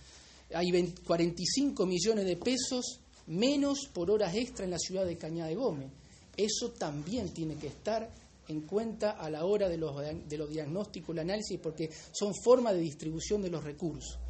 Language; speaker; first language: Spanish; native; Spanish